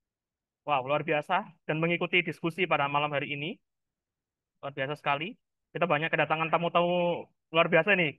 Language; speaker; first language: Indonesian; native; Indonesian